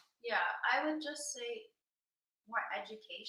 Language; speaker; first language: English; native; English